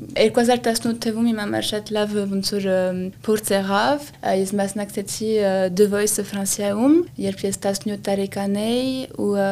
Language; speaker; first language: Armenian; early bilingual, heritage; Armenian